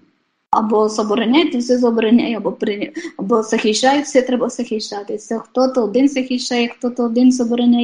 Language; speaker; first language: Ukrainian; non-native, fluent; Polish